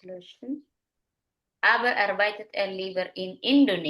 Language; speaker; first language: German; non-native, fluent; Indonesian